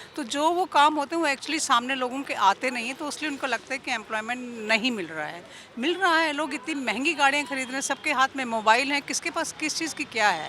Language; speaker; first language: Hindi; native; Hindi